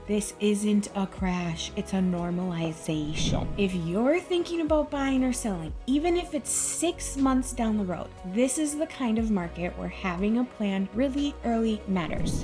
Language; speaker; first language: English; native; English